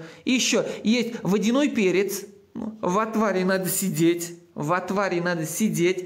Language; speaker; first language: Russian; non-native, local second language; Uzbek